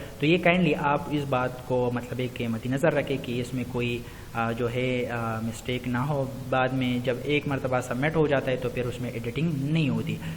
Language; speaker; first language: Urdu; non-native, local second language; Pashto